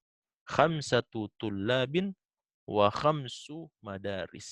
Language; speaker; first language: Arabic; non-native, fluent; Indonesian